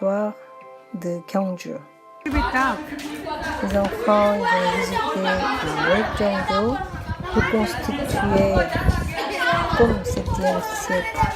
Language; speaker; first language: French; non-native, fluent; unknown